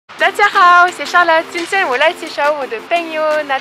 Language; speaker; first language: Chinese; non-native, fluent; French